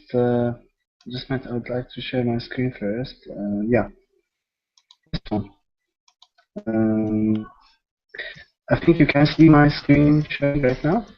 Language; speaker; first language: English; non-native, learner; Arabic